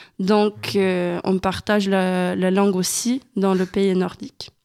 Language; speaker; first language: French; non-native, learner; Swedish